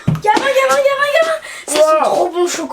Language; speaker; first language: French; native; French